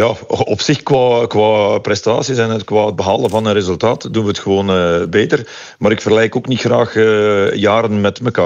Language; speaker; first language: Dutch; native; Dutch